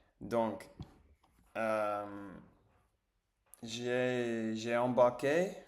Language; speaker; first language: French; non-native, learner; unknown